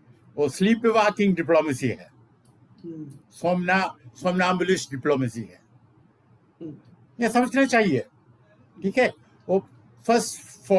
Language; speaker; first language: Hindi; non-native, local second language; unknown